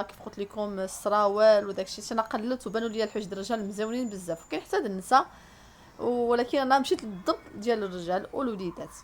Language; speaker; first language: Arabic; native; Arabic